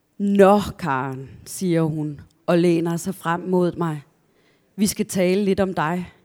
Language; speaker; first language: Danish; native; Danish